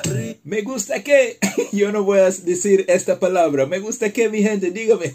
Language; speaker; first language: Spanish; non-native, learner; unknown